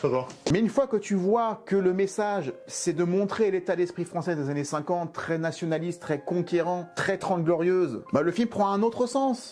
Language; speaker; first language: French; native; French